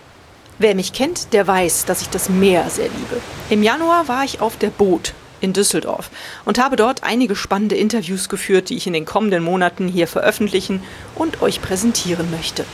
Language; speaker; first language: German; native; German